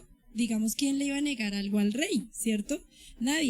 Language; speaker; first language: Spanish; native; Spanish